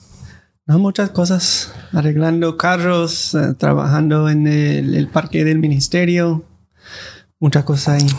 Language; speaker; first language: Spanish; non-native, fluent; English